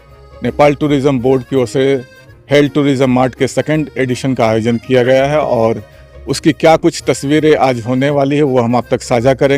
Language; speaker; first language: Hindi; native; Hindi